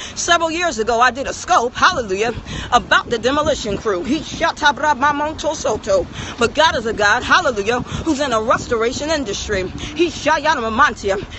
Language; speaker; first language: English; native; English